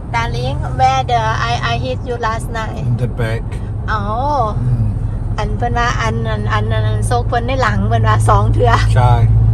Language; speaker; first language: Thai; native; Thai